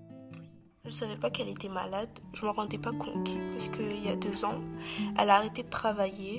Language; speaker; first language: French; native; French